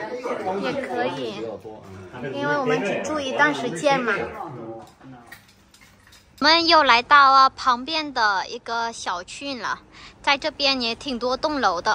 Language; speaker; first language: Chinese; non-native, fluent; Vietnamese